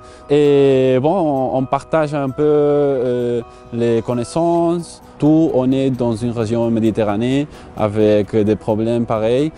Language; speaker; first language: French; non-native, fluent; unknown